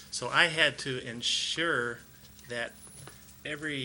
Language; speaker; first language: English; native; English